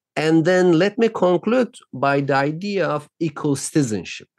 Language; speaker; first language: English; non-native, fluent; Turkish